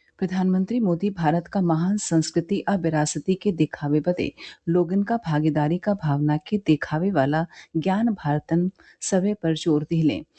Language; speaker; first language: Bhojpuri; native; Bhojpuri